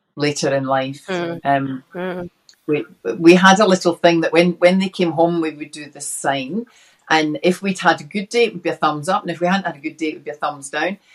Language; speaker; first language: English; native; English